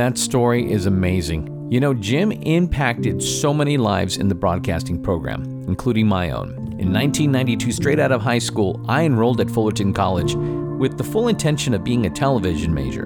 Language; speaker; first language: English; native; English